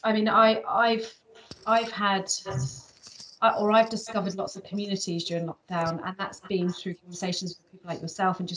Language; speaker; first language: English; native; English